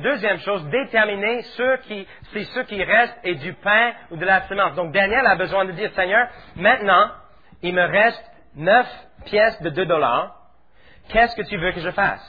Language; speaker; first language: French; native; French